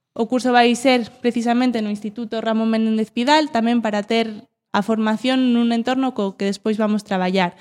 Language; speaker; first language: Galician; non-native, local second language; Spanish